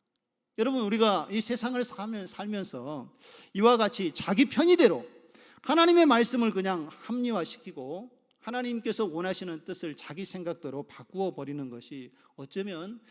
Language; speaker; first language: Korean; native; Korean